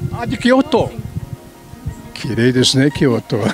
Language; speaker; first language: Portuguese; native; Portuguese